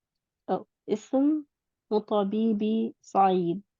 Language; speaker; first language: Arabic; non-native, learner; English